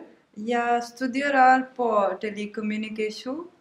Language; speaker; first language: Swedish; non-native, learner; Telugu